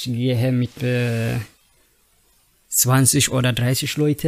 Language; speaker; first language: German; non-native, learner; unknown